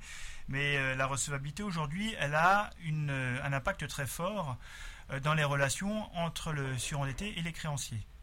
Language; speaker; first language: French; native; French